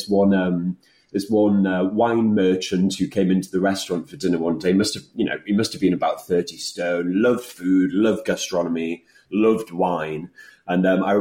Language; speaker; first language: English; native; English